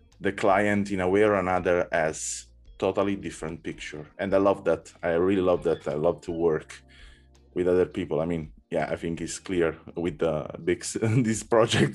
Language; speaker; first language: English; non-native, learner; Italian